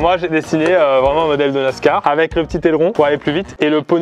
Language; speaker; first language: French; native; French